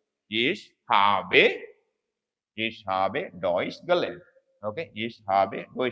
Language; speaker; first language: German; non-native, fluent; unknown